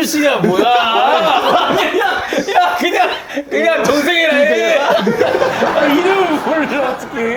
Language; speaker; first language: Korean; early bilingual, other home language; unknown